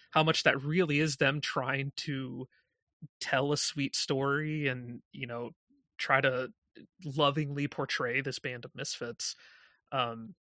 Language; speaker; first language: English; native; English